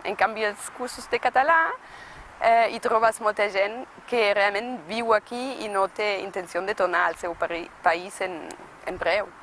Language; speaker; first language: Catalan; non-native, fluent; German